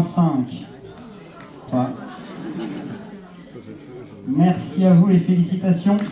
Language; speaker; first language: French; native; French